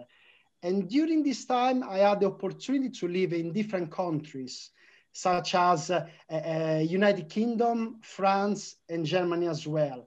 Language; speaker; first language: English; non-native, fluent; Italian